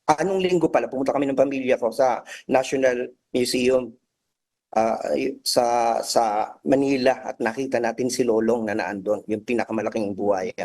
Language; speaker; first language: Filipino; native; Filipino